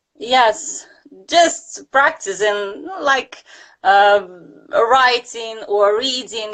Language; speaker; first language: English; non-native, fluent; Russian